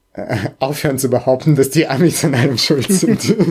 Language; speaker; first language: German; early bilingual, other home language; Russian